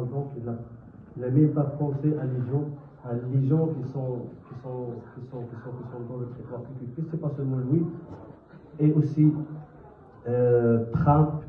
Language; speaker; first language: French; non-native, learner; Arabic